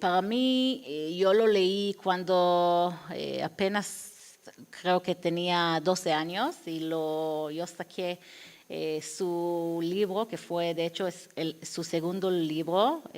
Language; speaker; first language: Spanish; non-native, fluent; Hebrew